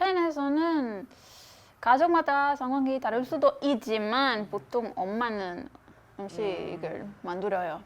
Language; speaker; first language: Korean; non-native, fluent; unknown